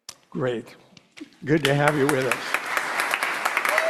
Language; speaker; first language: English; native; English